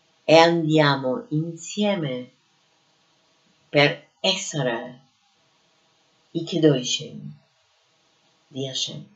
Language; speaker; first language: Italian; non-native, fluent; English